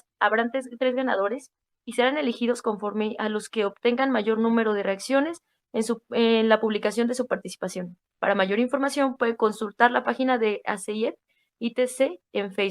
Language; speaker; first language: Spanish; native; Spanish